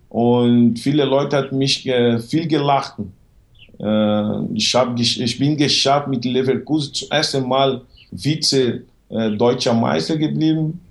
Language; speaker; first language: German; non-native, learner; Portuguese